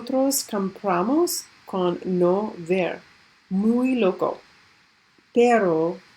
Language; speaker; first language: Spanish; non-native, learner; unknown